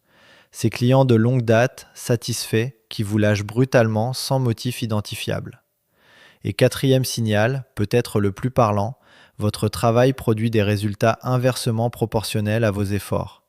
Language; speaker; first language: French; native; French